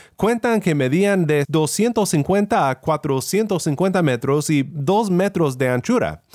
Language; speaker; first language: Spanish; native; Spanish